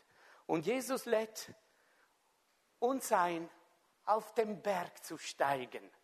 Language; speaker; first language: German; non-native, fluent; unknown